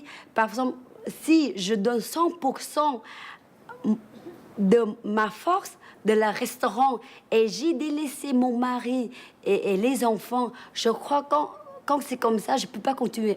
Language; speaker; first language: French; early bilingual, other home language; Vietnamese